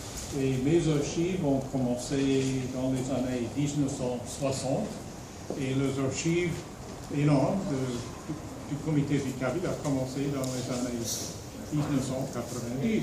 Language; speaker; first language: French; non-native, fluent; English